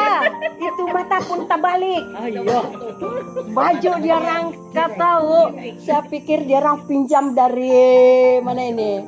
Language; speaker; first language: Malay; non-native, local second language; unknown